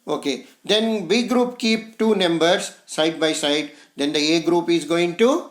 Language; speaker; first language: English; non-native, local second language; Telugu